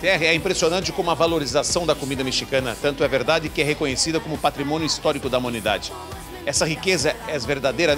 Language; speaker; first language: Spanish; non-native, learner; Portuguese